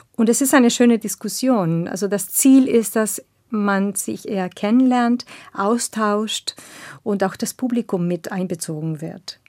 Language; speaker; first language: German; non-native, fluent; Spanish